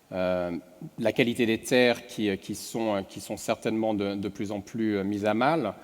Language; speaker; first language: French; native; French